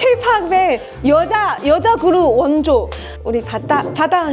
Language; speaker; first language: Korean; non-native, fluent; Chinese